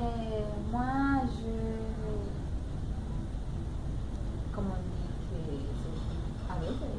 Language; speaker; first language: French; non-native, learner; Spanish